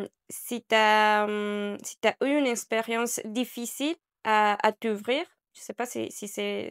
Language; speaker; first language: French; non-native, learner; Spanish